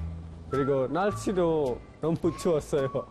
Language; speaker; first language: Korean; non-native, learner; Indonesian